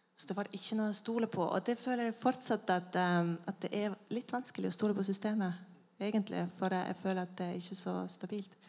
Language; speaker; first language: Norwegian; non-native, fluent; Estonian